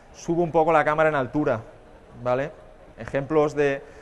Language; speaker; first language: Spanish; native; Spanish